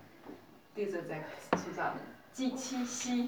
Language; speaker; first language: German; non-native, learner; Chinese